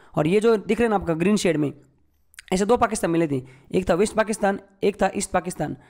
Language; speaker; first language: Hindi; non-native, local second language; Marathi